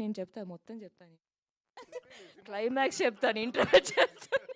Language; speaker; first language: Telugu; non-native, local second language; Malayalam